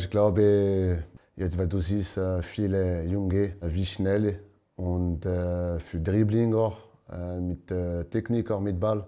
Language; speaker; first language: German; non-native, learner; French